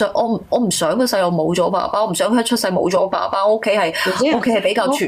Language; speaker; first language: Cantonese; native; Cantonese